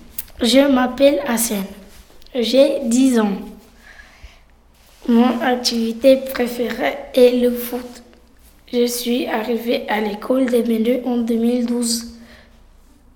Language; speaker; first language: French; early bilingual, other home language; Romany